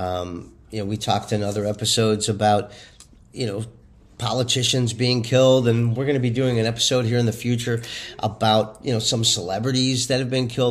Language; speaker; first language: English; native; English